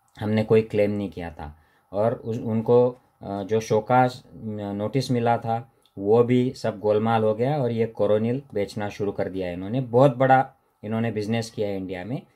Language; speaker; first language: Hindi; non-native, local second language; Marathi